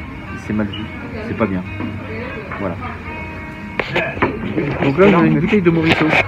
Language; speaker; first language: French; native; French